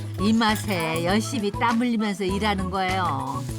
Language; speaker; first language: Korean; native; Korean